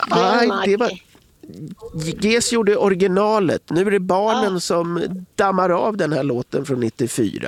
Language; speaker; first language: Swedish; native; Swedish